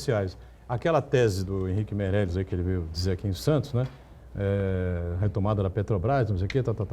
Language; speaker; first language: Portuguese; native; Portuguese